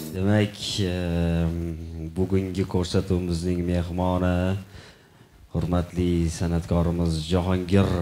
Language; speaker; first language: Uzbek; native; Uzbek